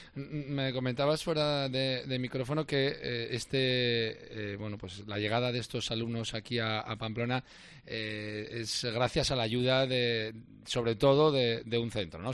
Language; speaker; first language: Spanish; native; Spanish